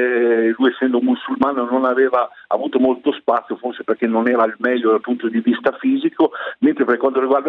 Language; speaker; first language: Italian; native; Italian